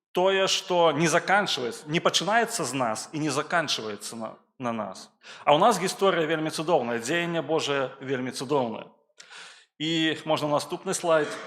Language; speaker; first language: Belarusian; native; Belarusian